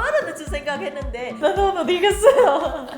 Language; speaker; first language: Korean; non-native, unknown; Vietnamese